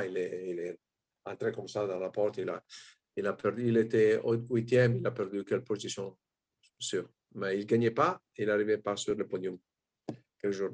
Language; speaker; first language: French; non-native, fluent; Italian